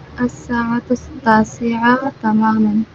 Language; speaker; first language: Arabic; non-native, learner; Urdu